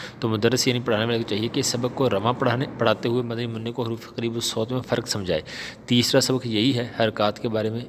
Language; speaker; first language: Urdu; non-native, local second language; Punjabi